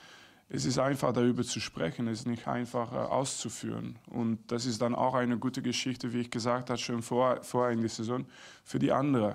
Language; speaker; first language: German; non-native, fluent; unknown